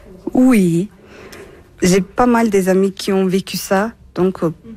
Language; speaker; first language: French; non-native, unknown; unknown